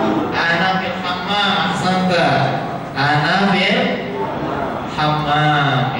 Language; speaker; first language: Arabic; non-native, fluent; Indonesian